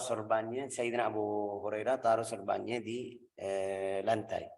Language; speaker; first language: Indonesian; non-native, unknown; Arabic